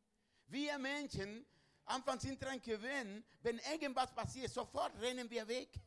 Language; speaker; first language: German; non-native, learner; Spanish